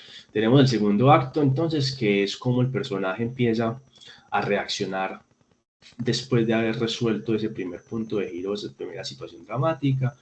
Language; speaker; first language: Spanish; native; Spanish